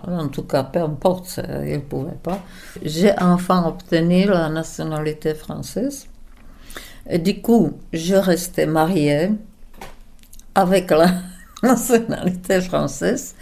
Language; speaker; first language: French; non-native, fluent; Czech